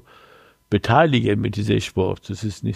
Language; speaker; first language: German; non-native, learner; Persian